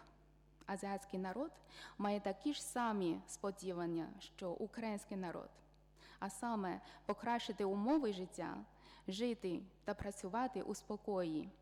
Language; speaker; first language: Ukrainian; non-native, fluent; Chinese